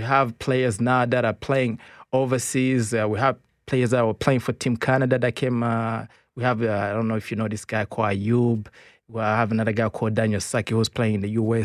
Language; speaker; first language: English; non-native, local second language; Kinyarwanda